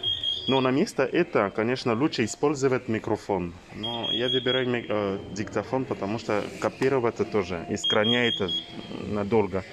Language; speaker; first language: Russian; non-native, learner; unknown